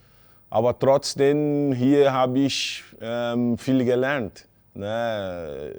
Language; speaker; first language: German; non-native, fluent; Portuguese